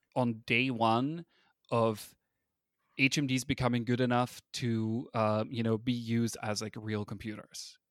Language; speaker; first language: English; non-native, fluent; German